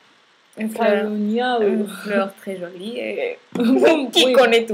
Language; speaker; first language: French; non-native, learner; Spanish